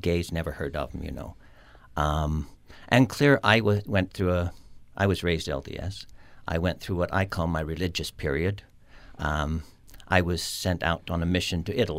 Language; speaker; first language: English; native; English